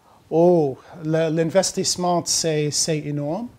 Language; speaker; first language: French; non-native, learner; English